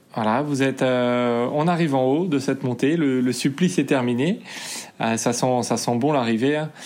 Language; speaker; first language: French; native; French